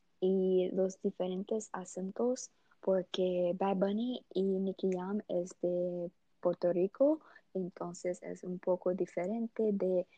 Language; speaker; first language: Spanish; early bilingual, heritage; Portuguese